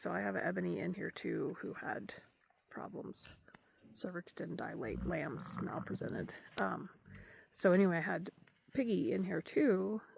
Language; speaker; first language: English; native; English